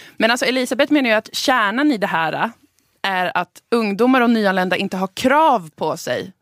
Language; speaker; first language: Swedish; native; Swedish